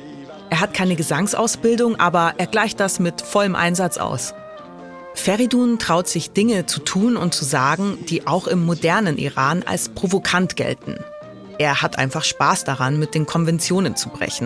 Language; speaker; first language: German; native; German